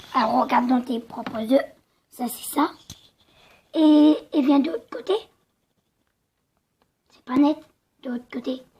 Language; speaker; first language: French; native; French